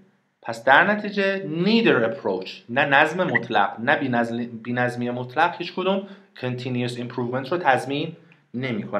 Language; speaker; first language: Persian; native; Persian